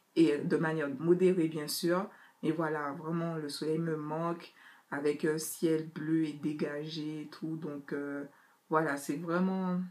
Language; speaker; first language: French; native; French